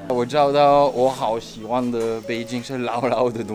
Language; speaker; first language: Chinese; non-native, fluent; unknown